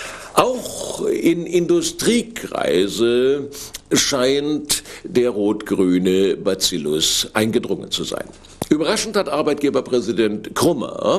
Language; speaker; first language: German; native; German